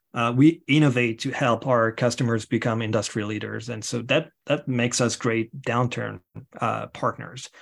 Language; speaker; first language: English; non-native, fluent; French